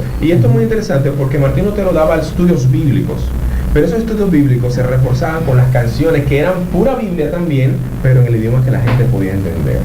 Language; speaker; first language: Spanish; native; Spanish